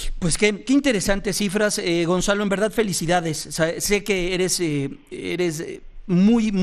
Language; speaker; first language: Spanish; native; Spanish